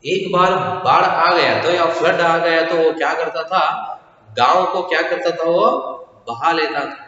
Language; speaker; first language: Hindi; non-native, local second language; Kannada